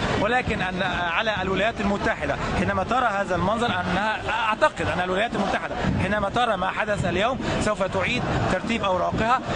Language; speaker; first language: Arabic; native; Arabic